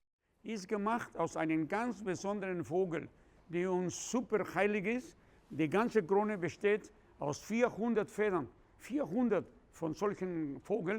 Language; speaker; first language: German; non-native, fluent; Spanish